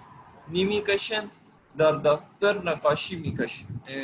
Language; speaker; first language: Persian; non-native, learner; Urdu